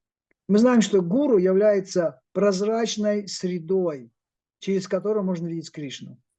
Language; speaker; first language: Russian; native; Russian